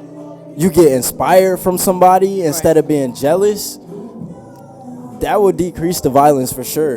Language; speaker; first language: English; native; English